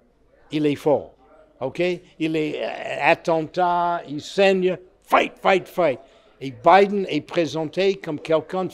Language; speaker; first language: French; non-native, fluent; English